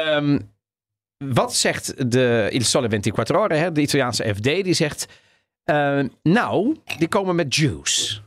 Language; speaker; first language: Dutch; native; Dutch